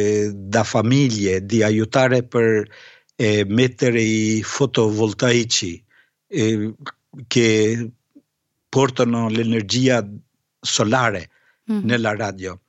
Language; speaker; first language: Italian; non-native, fluent; Albanian